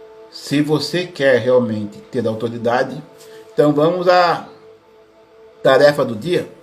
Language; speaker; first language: Portuguese; native; Portuguese